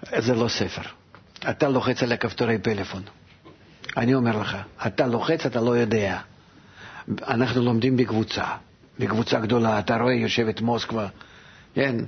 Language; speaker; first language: Hebrew; non-native, fluent; Russian